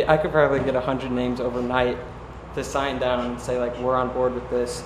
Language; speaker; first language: English; native; English